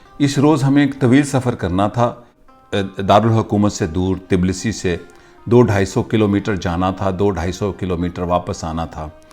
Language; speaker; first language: Hindi; non-native, local second language; Punjabi